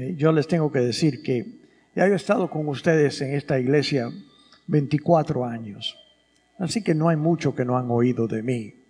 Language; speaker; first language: Spanish; early bilingual, other home language; English